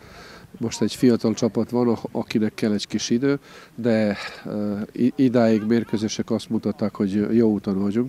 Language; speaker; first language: Hungarian; non-native, local second language; Serbian